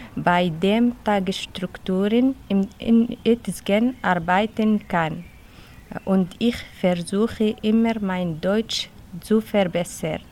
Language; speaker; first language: German; non-native, fluent; Arabic